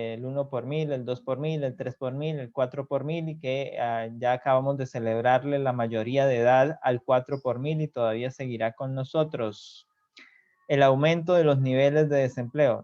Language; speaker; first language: Spanish; native; Spanish